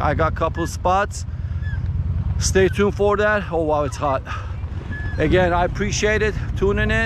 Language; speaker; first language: English; native; English